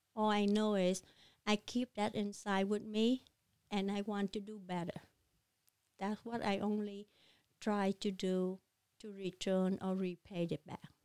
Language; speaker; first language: English; non-native, learner; Vietnamese